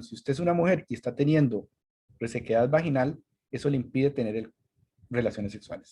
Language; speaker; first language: Spanish; native; Spanish